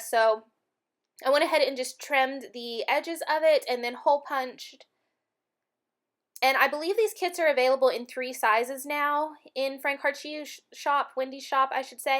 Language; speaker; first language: English; native; English